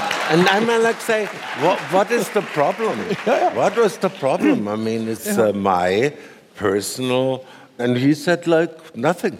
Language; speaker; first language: English; non-native, fluent; German